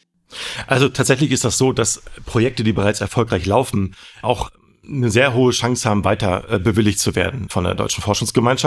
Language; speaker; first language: German; native; German